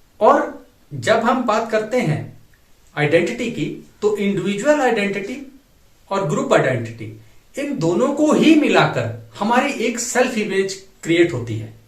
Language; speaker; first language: Hindi; native; Hindi